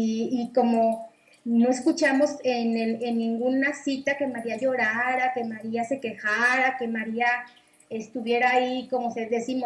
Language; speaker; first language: Spanish; native; Spanish